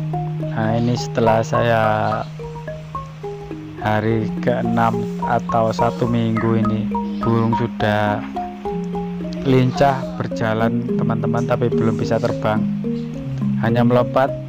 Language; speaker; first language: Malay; non-native, local second language; Javanese